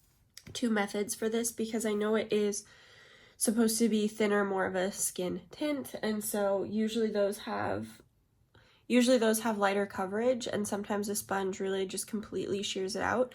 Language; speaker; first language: English; native; English